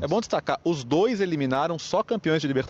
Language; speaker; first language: Portuguese; native; Portuguese